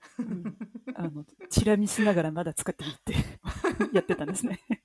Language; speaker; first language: Japanese; non-native, fluent; French